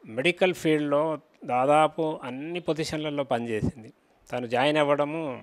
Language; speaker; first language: Telugu; native; Telugu